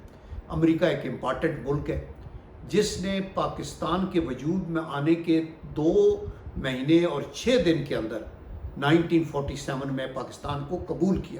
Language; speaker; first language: Urdu; native; Urdu